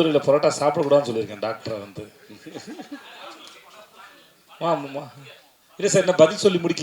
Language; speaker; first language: Tamil; native; Tamil